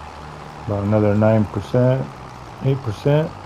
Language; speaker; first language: English; native; English